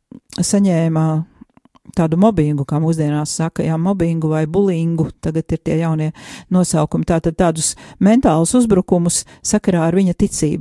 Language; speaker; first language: Latvian; native; Latvian